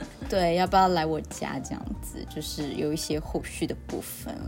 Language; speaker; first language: Chinese; native; Chinese